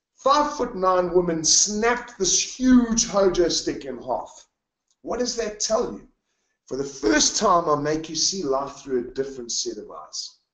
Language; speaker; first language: English; native; English